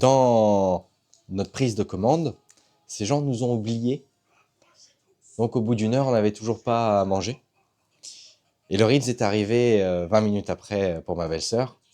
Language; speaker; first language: French; native; French